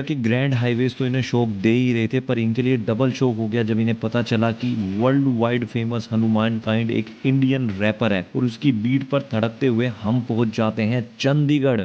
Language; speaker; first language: Hindi; native; Hindi